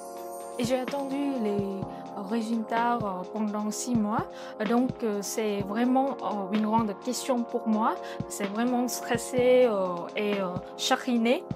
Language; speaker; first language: French; non-native, fluent; Vietnamese